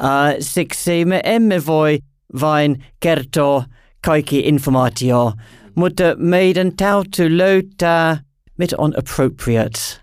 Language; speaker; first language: Finnish; non-native, learner; English